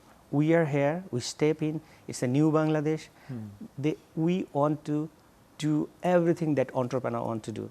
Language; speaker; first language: English; non-native, local second language; Bangla